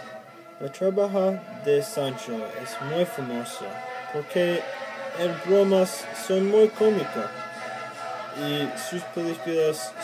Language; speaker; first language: Spanish; non-native, learner; English